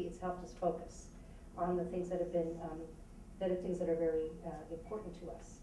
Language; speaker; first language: English; native; English